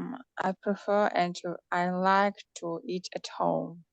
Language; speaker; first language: English; non-native, learner; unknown